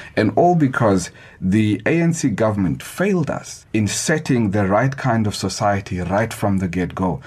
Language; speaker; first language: English; non-native, local second language; Xhosa